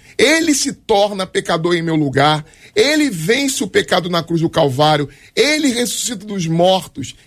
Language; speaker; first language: Portuguese; native; Portuguese